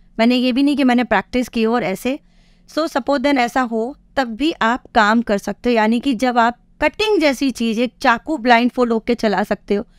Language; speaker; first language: Hindi; native; Hindi